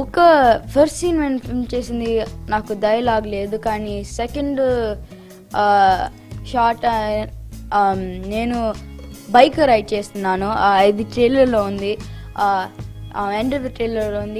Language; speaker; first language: Telugu; early bilingual, heritage; Telugu